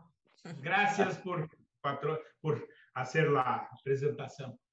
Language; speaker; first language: Spanish; non-native, learner; Portuguese